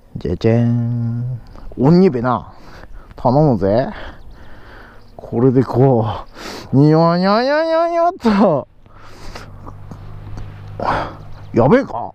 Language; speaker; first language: Japanese; native; Japanese